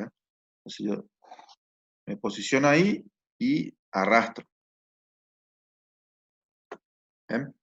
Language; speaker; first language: Spanish; native; Spanish